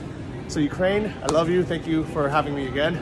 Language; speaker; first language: English; native; English